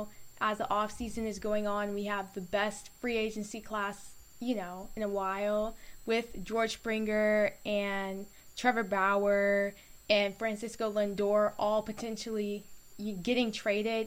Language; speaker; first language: English; native; English